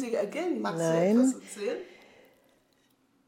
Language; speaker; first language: German; native; German